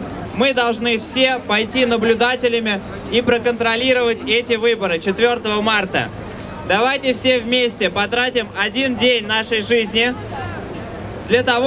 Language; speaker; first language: Russian; native; Russian